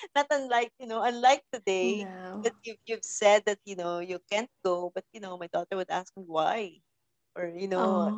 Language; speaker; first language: English; non-native, local second language; Filipino